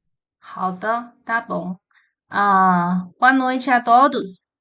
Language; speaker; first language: Portuguese; non-native, learner; Chinese